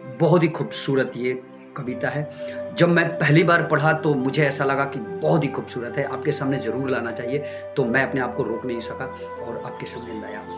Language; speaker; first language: Hindi; native; Hindi